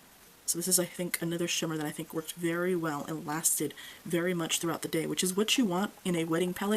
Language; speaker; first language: English; native; English